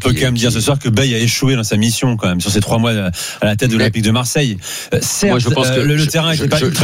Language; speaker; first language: French; native; French